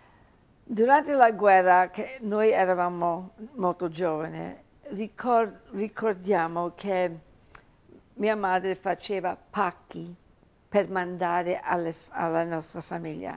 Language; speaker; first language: Italian; early bilingual, heritage; English